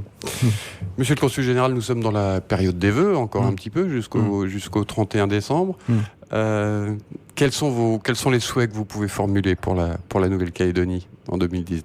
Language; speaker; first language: French; native; French